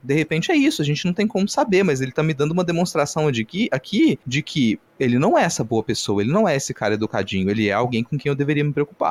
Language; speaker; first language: Portuguese; native; Portuguese